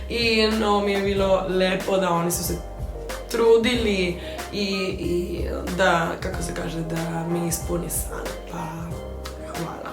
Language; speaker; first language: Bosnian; non-native, fluent; Spanish